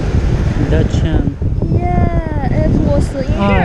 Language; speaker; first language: English; non-native, learner; Chinese